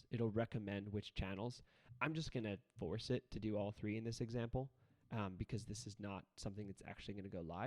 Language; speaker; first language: English; native; English